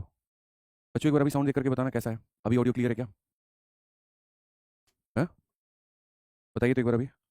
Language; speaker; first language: Hindi; native; Hindi